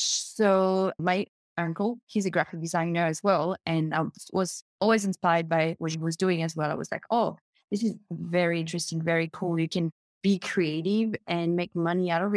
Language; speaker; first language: English; non-native, fluent; French